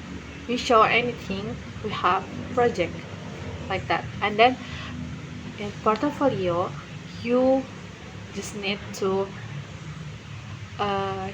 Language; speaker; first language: English; non-native, learner; Indonesian